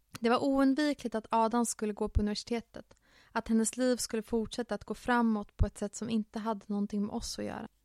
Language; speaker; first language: Swedish; early bilingual, other home language; Finnish